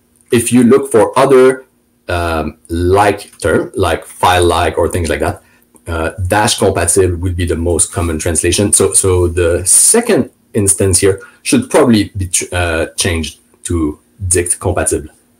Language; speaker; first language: English; non-native, fluent; French